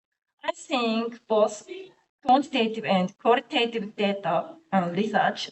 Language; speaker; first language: English; non-native, learner; Japanese